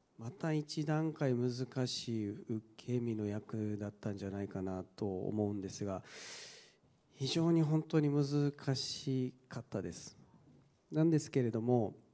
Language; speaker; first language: Japanese; native; Japanese